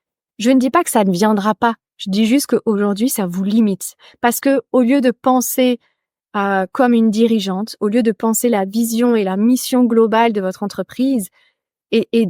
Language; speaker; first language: French; native; French